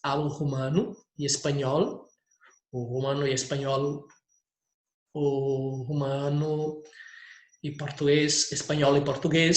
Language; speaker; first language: Spanish; non-native, fluent; Portuguese